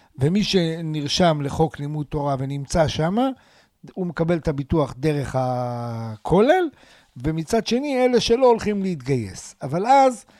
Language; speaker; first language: Hebrew; native; Hebrew